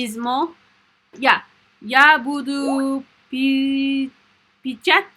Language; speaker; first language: Russian; non-native, learner; English